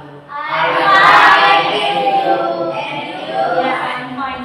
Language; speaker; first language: English; non-native, learner; Indonesian